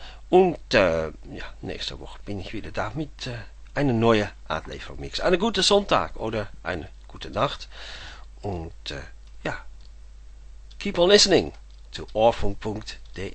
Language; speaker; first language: German; non-native, learner; Dutch